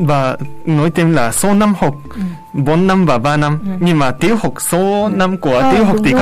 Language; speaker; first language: Vietnamese; non-native, fluent; Japanese